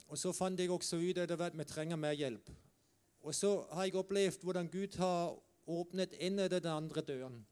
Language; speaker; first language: Norwegian; non-native, fluent; German